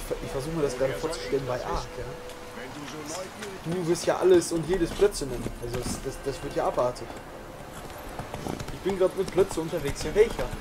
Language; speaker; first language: German; native; German